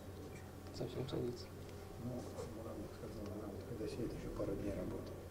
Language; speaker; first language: Russian; native; Russian